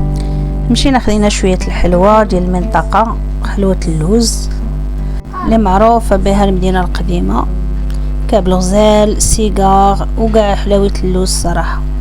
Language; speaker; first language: Arabic; native; Arabic